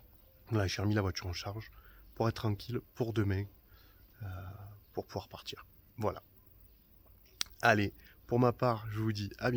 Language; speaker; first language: French; native; French